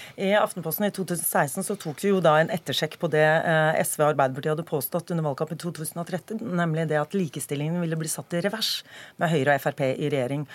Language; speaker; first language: Norwegian; native; Norwegian